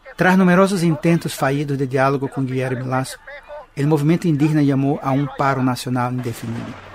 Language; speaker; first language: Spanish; non-native, learner; Portuguese